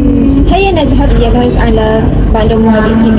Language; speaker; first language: Arabic; non-native, learner; Malay